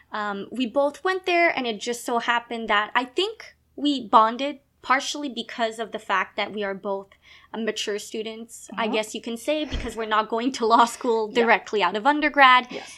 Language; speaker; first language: English; non-native, fluent; French